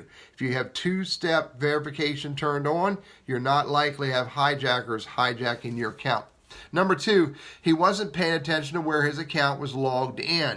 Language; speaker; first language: English; native; English